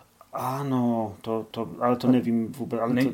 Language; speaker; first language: Czech; non-native, learner; Polish